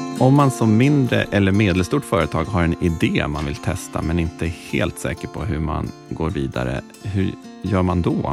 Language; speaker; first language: Swedish; native; Swedish